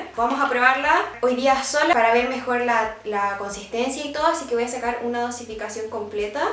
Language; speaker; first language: Spanish; native; Spanish